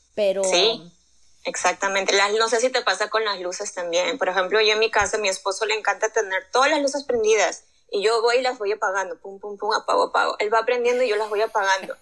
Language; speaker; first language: Spanish; native; Spanish